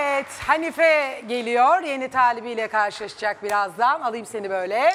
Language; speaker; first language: Turkish; native; Turkish